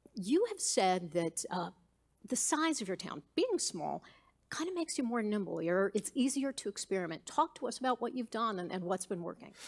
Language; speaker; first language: English; native; English